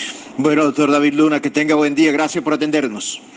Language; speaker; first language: Spanish; native; Spanish